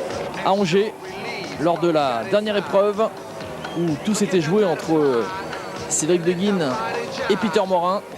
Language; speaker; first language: French; native; French